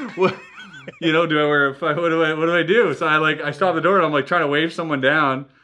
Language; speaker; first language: English; native; English